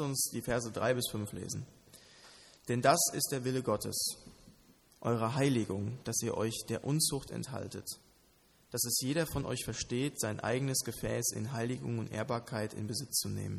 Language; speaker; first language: German; native; German